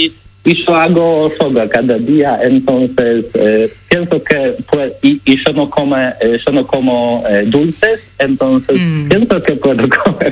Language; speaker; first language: Spanish; non-native, learner; Polish